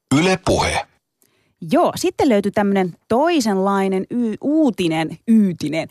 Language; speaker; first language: Finnish; early bilingual, other home language; Turkish